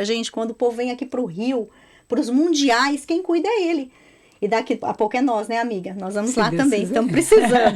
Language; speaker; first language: Portuguese; native; Portuguese